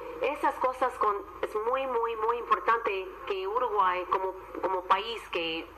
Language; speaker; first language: Spanish; non-native, learner; Arabic